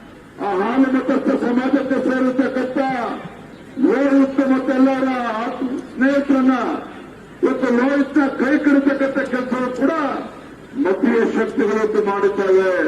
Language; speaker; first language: Kannada; native; Kannada